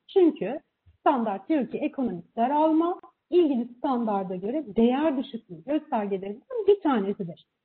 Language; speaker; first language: Turkish; native; Turkish